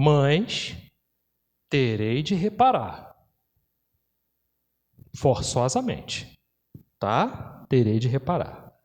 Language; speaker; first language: Portuguese; native; Portuguese